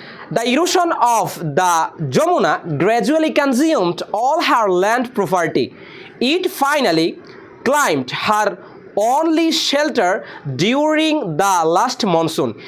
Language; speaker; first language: English; non-native, local second language; Bangla